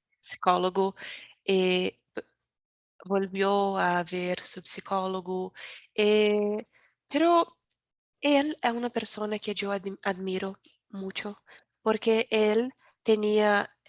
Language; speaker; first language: Spanish; non-native, learner; Portuguese